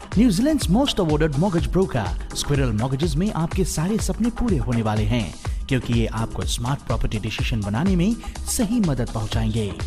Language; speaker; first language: Hindi; native; Hindi